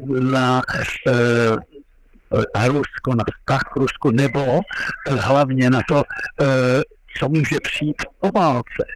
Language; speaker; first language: Czech; non-native, fluent; French